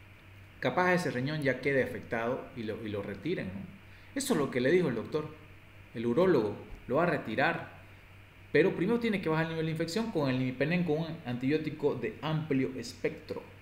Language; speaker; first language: Spanish; native; Spanish